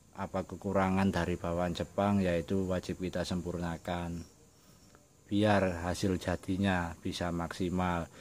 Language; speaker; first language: Indonesian; non-native, local second language; Javanese